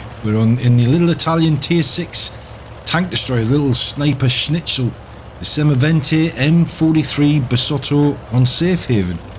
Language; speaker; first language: English; native; English